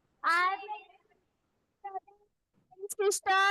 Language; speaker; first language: English; non-native, learner; Hindi